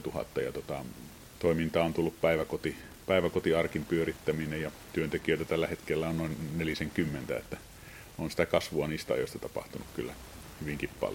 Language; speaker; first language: Finnish; native; Finnish